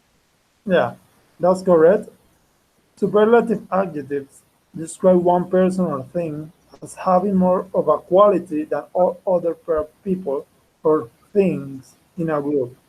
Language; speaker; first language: English; non-native, fluent; Spanish